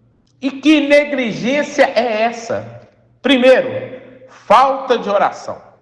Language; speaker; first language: Portuguese; native; Portuguese